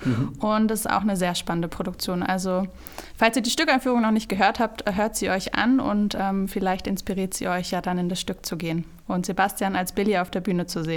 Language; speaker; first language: German; native; German